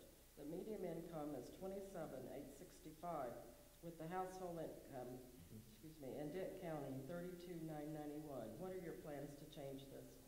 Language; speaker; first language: English; native; English